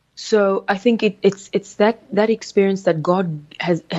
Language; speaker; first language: English; early bilingual, other home language; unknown